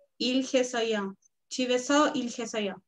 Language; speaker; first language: Korean; non-native, learner; Spanish